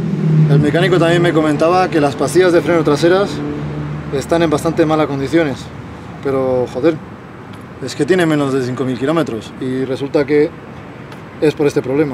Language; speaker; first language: Spanish; native; Spanish